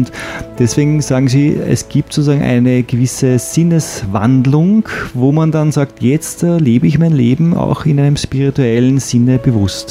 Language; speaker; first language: German; native; German